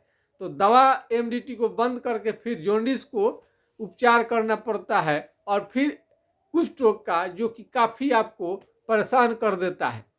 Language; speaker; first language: Hindi; non-native, local second language; Bhojpuri